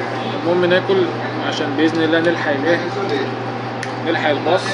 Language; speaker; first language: Arabic; native; Arabic